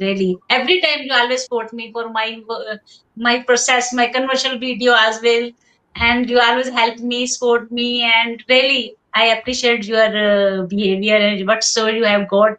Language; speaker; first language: English; non-native, local second language; Hindi